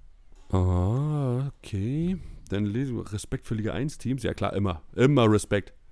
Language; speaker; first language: German; native; German